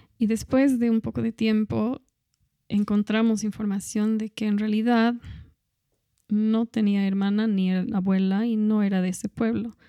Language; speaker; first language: Spanish; non-native, fluent; English